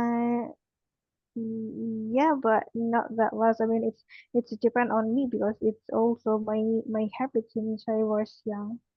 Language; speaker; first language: English; non-native, learner; Indonesian